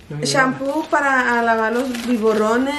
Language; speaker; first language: Spanish; early bilingual, heritage; Spanish